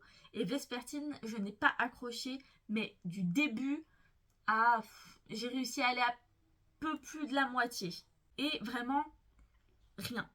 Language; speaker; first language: French; native; French